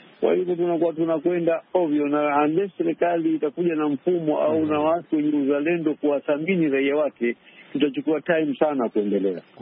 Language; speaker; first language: Swahili; native; Swahili